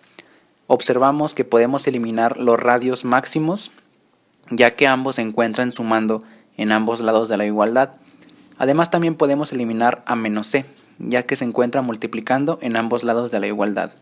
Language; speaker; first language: Spanish; native; Spanish